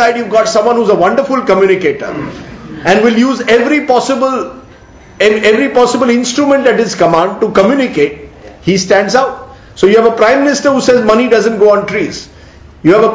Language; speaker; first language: English; non-native, local second language; Marathi